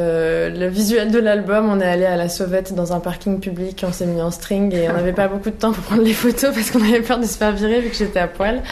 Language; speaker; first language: French; native; French